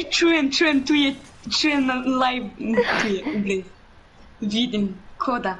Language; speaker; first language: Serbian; early bilingual, heritage; Serbian